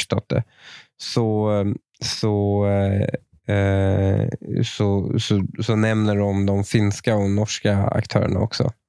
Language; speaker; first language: Swedish; native; Swedish